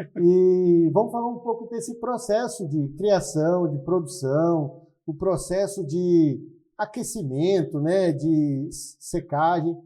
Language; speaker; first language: Portuguese; native; Portuguese